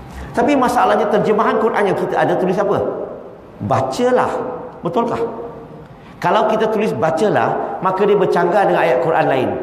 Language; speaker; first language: Malay; native; Malay